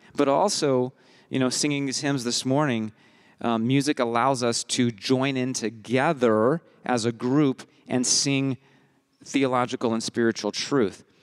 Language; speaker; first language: English; early bilingual, heritage; English